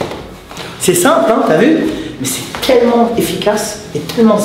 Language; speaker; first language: French; native; French